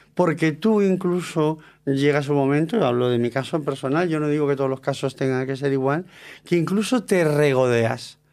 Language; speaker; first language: Spanish; native; Spanish